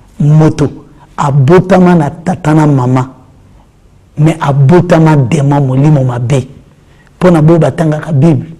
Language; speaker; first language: Lingala; native; Lingala